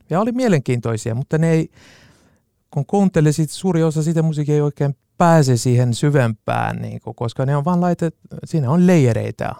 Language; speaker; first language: Finnish; non-native, fluent; Kurdish